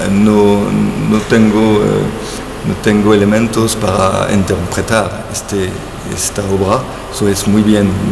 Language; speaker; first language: Spanish; non-native, learner; French